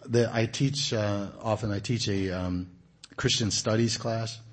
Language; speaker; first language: English; native; English